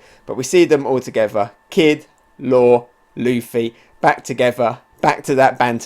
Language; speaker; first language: English; native; English